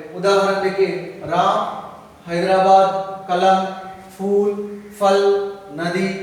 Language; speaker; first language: Hindi; non-native, local second language; Telugu